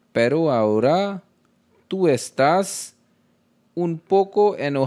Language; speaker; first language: Spanish; non-native, learner; Hindi